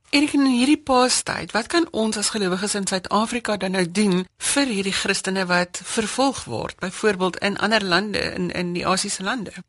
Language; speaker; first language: Afrikaans; native; Afrikaans